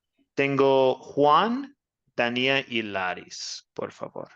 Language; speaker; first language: Spanish; non-native, fluent; English